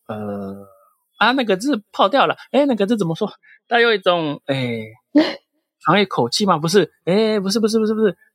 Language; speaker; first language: Chinese; non-native, fluent; Portuguese